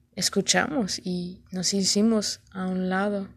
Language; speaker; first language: Spanish; early bilingual, heritage; Spanish